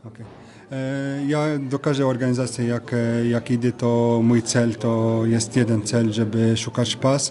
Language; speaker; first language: Polish; non-native, fluent; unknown